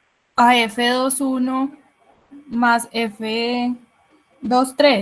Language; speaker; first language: Spanish; native; Spanish